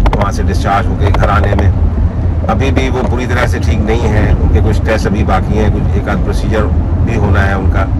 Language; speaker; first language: Hindi; non-native, local second language; Punjabi